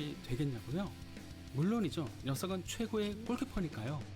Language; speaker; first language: Korean; native; Korean